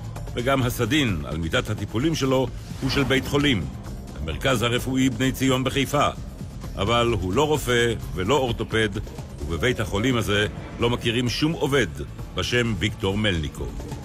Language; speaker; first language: Hebrew; native; Hebrew